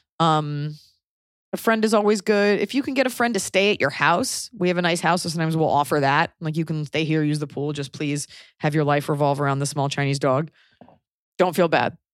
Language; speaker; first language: English; native; English